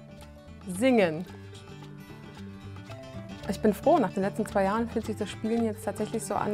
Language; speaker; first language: German; native; German